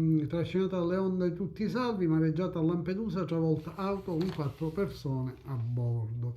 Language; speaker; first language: Italian; native; Italian